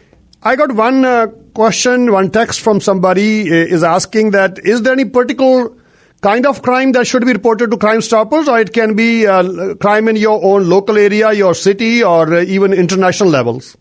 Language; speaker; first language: English; non-native, local second language; Punjabi